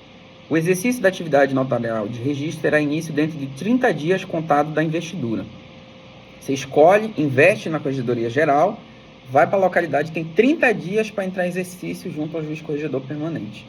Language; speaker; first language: Portuguese; native; Portuguese